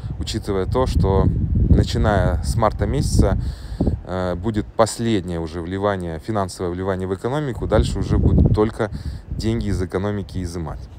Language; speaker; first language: Russian; native; Russian